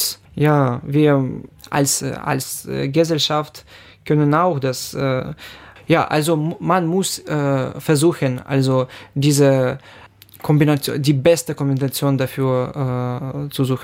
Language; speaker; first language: German; non-native, fluent; Ukrainian